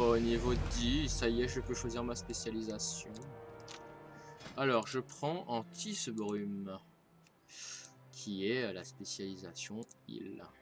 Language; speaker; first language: French; native; French